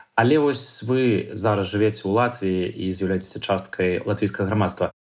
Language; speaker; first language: Belarusian; native; Belarusian